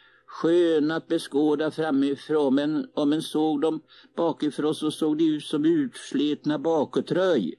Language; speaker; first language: Swedish; native; Swedish